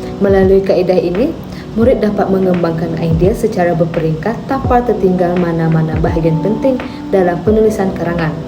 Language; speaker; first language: Malay; non-native, local second language; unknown